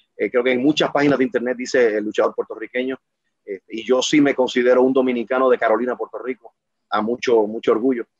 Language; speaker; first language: Spanish; native; Spanish